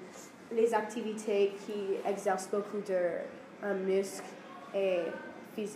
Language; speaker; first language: French; non-native, learner; English